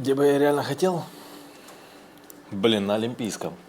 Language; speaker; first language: Russian; native; Russian